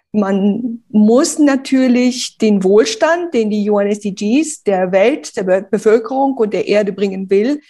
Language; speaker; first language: German; early bilingual, other home language; Romanian